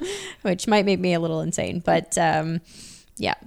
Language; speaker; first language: English; native; English